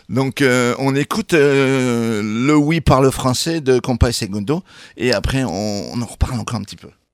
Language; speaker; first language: French; native; French